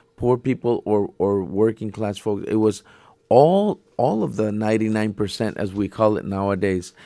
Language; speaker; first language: English; native; English